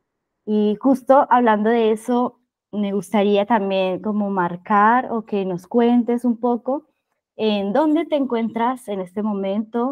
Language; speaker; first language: Spanish; native; Spanish